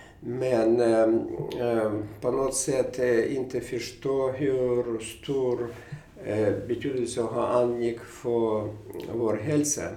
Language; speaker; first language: Swedish; non-native, fluent; Russian